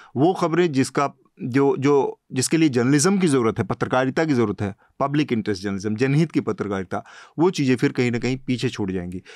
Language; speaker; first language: Hindi; native; Hindi